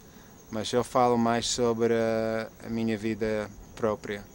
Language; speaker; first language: Portuguese; non-native, fluent; English